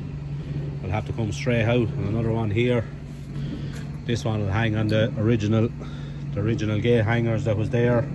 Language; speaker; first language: English; native; English